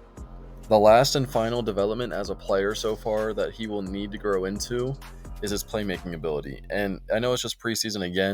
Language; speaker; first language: English; native; English